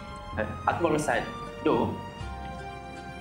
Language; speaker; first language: Japanese; non-native, learner; Malay